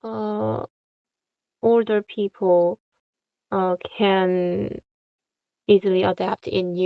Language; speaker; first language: English; non-native, fluent; Korean